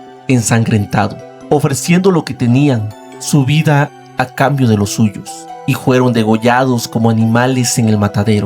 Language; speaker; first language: Spanish; native; Spanish